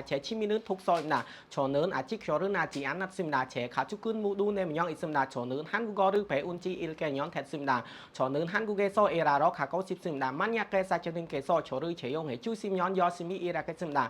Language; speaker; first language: Korean; non-native, learner; Khmer